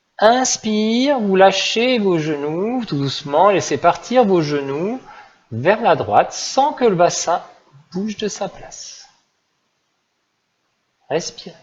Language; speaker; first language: French; native; French